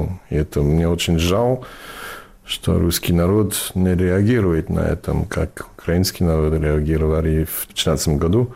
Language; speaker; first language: Russian; non-native, fluent; English